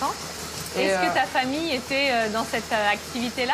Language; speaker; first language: French; native; French